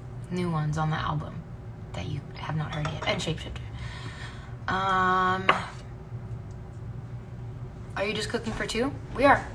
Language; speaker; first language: English; early bilingual, other home language; Italian